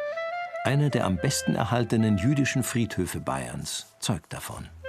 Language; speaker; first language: German; native; German